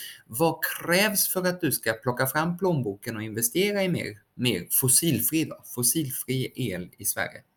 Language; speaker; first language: Swedish; native; Swedish